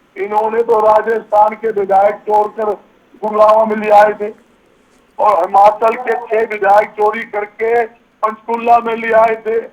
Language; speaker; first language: Hindi; native; Hindi